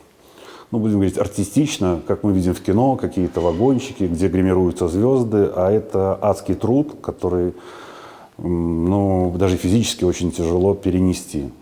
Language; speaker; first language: Russian; native; Russian